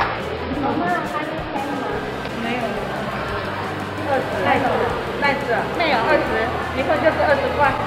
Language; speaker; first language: Chinese; non-native, learner; Filipino